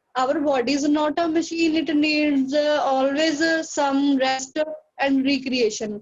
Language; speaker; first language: English; non-native, local second language; Punjabi